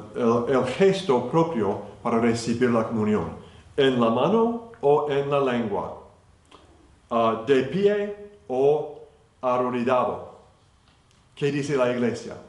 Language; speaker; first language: Spanish; non-native, fluent; English